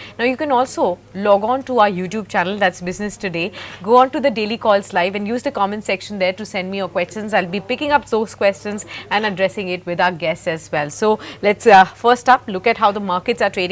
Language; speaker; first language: English; non-native, local second language; Hindi